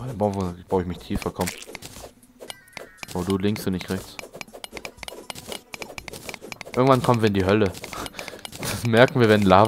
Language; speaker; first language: German; native; German